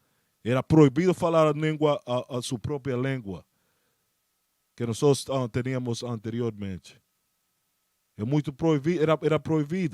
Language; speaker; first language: Portuguese; non-native, fluent; Spanish